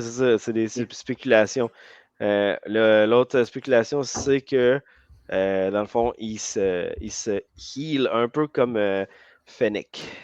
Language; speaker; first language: French; native; French